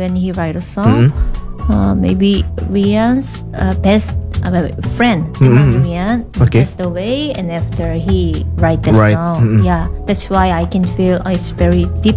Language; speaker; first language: English; non-native, learner; Korean